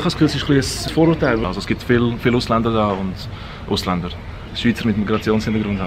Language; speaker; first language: German; early bilingual, other home language; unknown